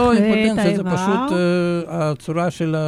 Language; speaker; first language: Hebrew; non-native, fluent; Russian